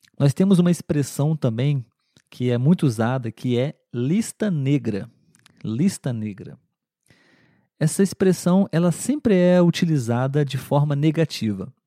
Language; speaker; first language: Portuguese; native; Portuguese